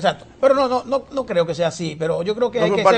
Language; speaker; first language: Spanish; native; Spanish